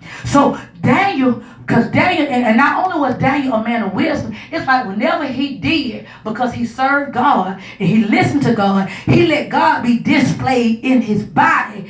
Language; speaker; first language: English; native; English